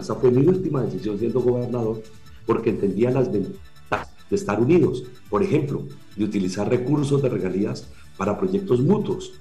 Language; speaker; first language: Spanish; native; Spanish